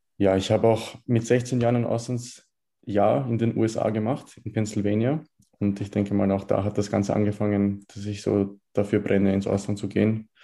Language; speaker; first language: German; early bilingual, other home language; Bosnian